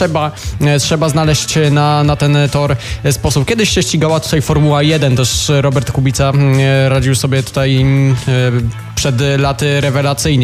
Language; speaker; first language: Polish; native; Polish